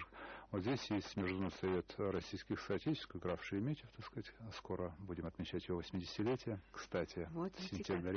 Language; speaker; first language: Russian; native; Russian